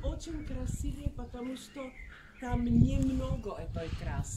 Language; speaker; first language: Russian; early bilingual, heritage; Czech